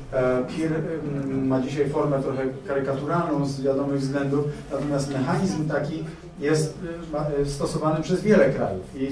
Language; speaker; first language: Polish; native; Polish